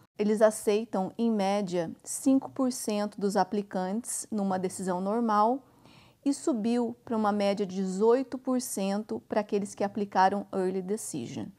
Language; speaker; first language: Portuguese; native; Portuguese